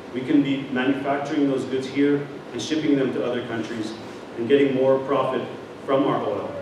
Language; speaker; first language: English; native; English